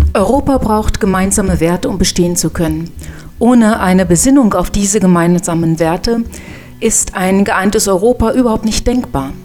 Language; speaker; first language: German; native; German